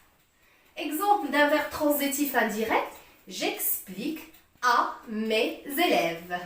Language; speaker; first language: French; non-native, local second language; Arabic